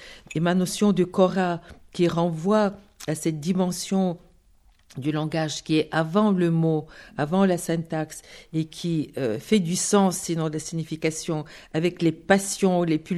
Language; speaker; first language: French; non-native, fluent; Bulgarian